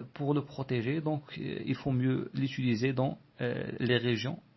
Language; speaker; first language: French; non-native, local second language; Arabic